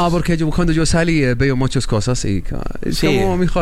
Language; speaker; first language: Spanish; non-native, learner; Arabic